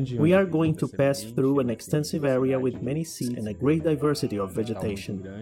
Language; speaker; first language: English; non-native, fluent; Portuguese